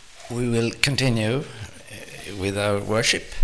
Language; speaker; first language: English; non-native, fluent; Swedish